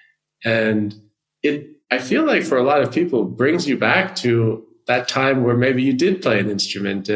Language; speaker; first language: English; native; English